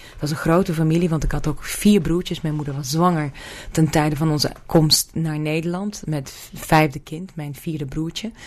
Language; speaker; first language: Dutch; non-native, fluent; Russian